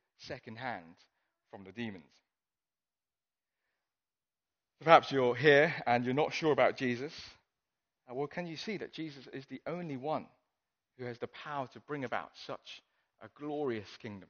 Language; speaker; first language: English; non-native, local second language; Cantonese